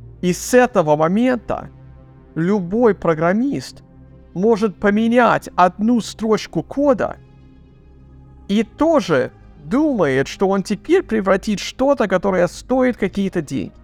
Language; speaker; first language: Russian; early bilingual, heritage; Russian